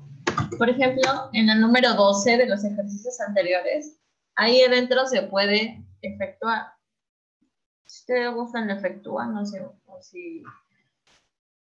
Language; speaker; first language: Spanish; native; Spanish